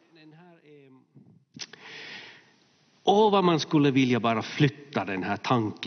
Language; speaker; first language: Swedish; non-native, fluent; Finnish